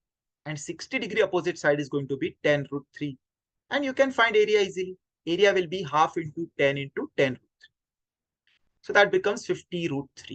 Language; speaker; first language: English; non-native, local second language; Hindi